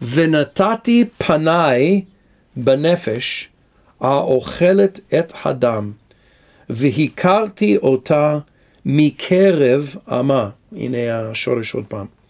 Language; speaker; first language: Hebrew; non-native, fluent; English